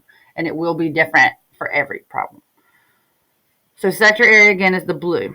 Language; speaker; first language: English; native; English